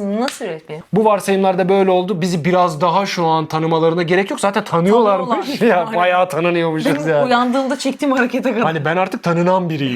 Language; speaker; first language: Turkish; native; Turkish